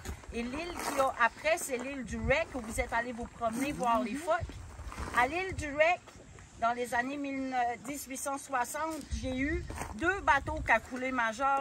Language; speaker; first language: French; native; French